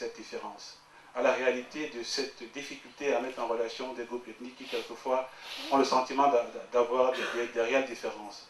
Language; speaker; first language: French; native; French